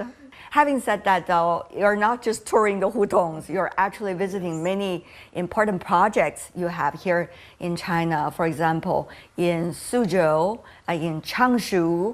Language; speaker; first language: English; non-native, fluent; Chinese